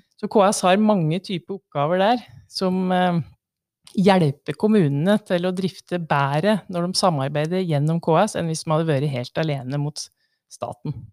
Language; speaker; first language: Norwegian; native; Norwegian